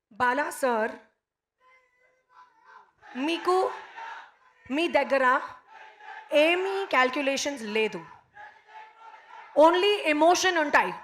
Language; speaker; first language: Telugu; non-native, local second language; Hindi